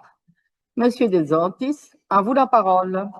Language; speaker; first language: French; non-native, fluent; Italian